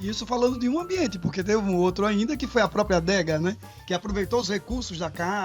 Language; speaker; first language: Portuguese; native; Portuguese